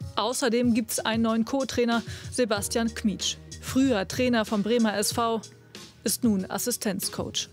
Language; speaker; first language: German; native; German